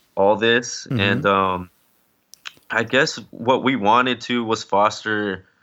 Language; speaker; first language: English; early bilingual, other home language; Spanish